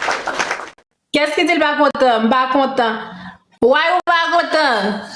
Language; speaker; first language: French; non-native, learner; Haitian Creole